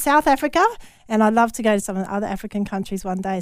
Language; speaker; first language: English; native; English